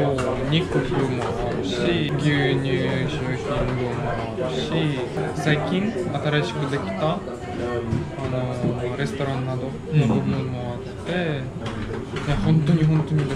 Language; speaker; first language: Japanese; non-native, fluent; Latvian